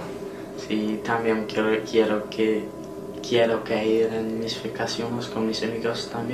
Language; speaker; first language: Spanish; non-native, learner; English